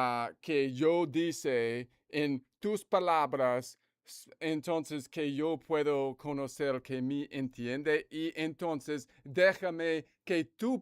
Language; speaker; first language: Spanish; non-native, learner; English